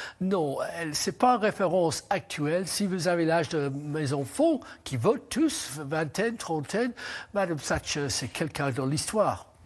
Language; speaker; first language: French; non-native, fluent; English